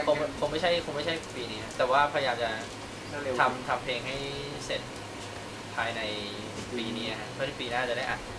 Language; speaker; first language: Thai; native; Thai